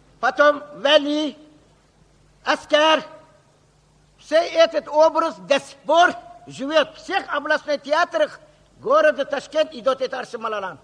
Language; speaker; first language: Russian; non-native, local second language; Uzbek